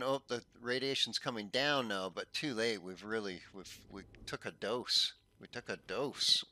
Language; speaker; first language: English; native; English